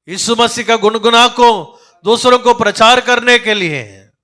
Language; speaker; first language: Hindi; non-native, local second language; Telugu